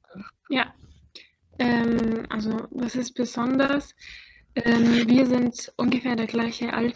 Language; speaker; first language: German; non-native, fluent; Arabic